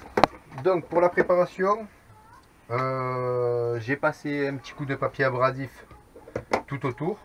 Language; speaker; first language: French; native; French